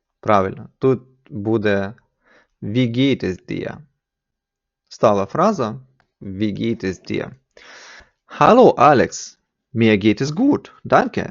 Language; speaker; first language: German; non-native, fluent; Ukrainian